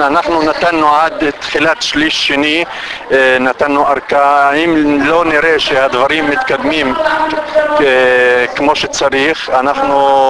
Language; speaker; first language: Hebrew; non-native, local second language; Arabic